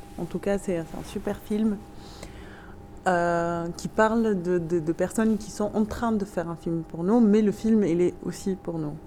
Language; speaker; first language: French; non-native, local second language; Arabic